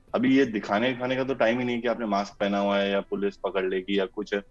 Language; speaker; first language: Hindi; native; Hindi